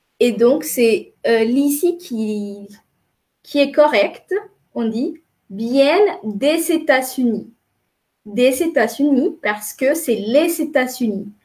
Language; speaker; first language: French; non-native, fluent; Spanish